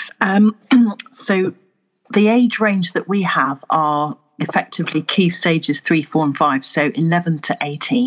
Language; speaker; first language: English; native; English